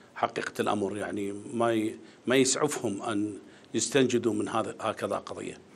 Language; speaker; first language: Arabic; native; Arabic